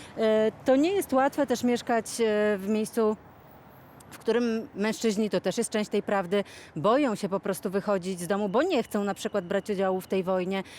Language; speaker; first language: Polish; native; Polish